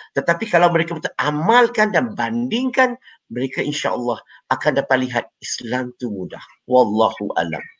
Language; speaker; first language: Malay; non-native, local second language; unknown